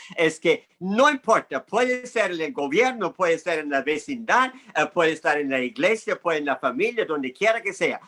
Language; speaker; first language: Spanish; non-native, fluent; English